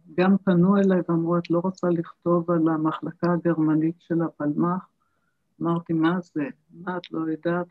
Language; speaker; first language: Hebrew; early bilingual, other home language; German